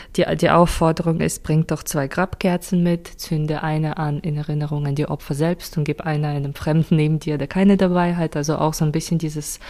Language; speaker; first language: German; non-native, fluent; Ukrainian